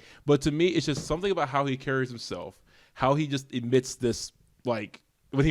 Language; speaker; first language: English; native; English